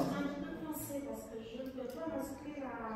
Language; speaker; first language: French; non-native, learner; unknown